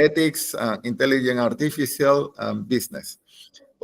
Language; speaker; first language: English; non-native, learner; Spanish